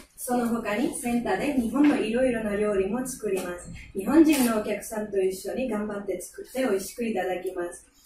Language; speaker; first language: Japanese; non-native, fluent; Armenian